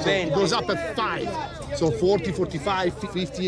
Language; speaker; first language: English; non-native, fluent; Italian